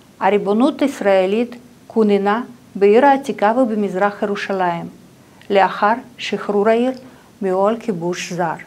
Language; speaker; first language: Hebrew; non-native, fluent; Russian